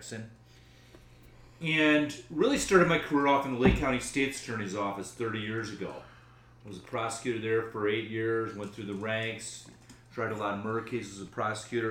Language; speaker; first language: English; native; English